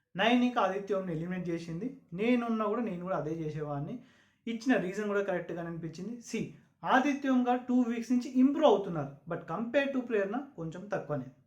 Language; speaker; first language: Telugu; non-native, local second language; Urdu